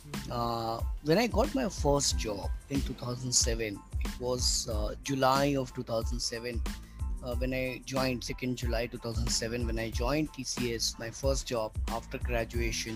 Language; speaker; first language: English; non-native, local second language; Hindi